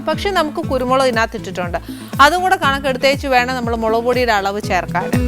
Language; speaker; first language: Malayalam; native; Malayalam